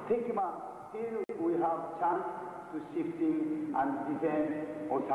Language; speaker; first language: English; non-native, learner; Japanese